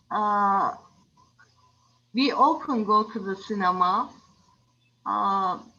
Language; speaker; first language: English; non-native, learner; Turkish